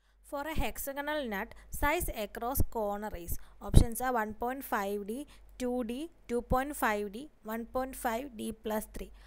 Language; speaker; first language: English; non-native, local second language; Malayalam